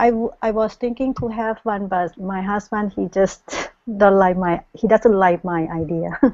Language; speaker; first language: English; non-native, learner; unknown